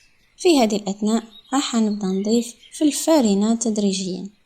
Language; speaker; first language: Arabic; native; Arabic